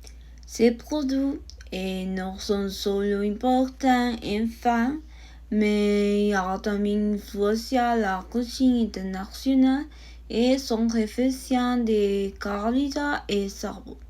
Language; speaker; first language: French; non-native, learner; Spanish